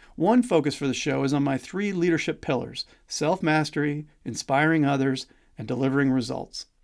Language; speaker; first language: English; native; English